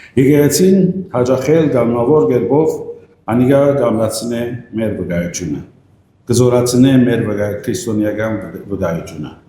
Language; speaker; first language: Armenian; native; Armenian